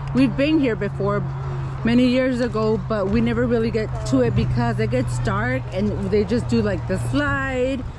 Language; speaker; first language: English; early bilingual, other home language; Spanish